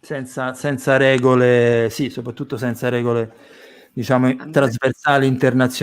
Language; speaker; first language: Italian; native; Italian